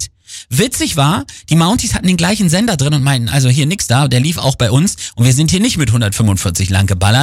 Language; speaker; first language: German; native; German